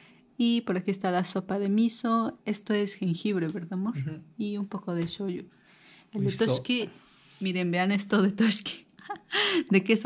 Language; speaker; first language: Spanish; native; Spanish